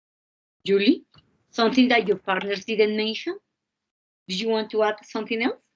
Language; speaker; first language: English; non-native, fluent; Spanish